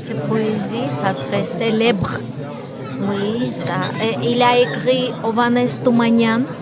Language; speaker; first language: French; non-native, learner; Armenian